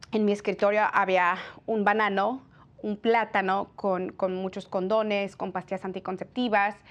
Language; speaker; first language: Spanish; early bilingual, heritage; Spanish